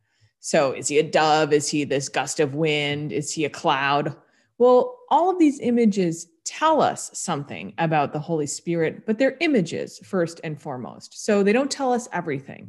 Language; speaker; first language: English; native; English